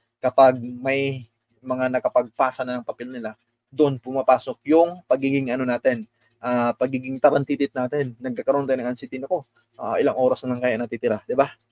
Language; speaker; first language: Filipino; non-native, local second language; Cebuano